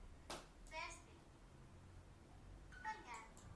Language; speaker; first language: Portuguese; non-native, learner; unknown